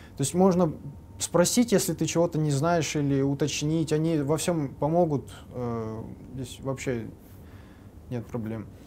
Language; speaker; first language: Russian; native; Russian